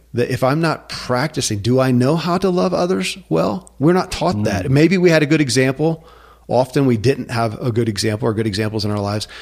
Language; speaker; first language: English; native; English